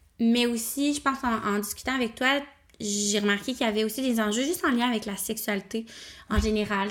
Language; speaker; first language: French; native; French